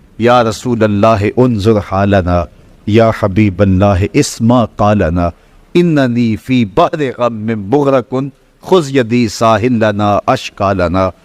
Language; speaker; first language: Urdu; non-native, local second language; Punjabi